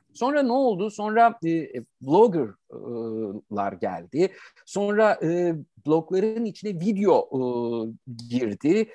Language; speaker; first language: Turkish; native; Turkish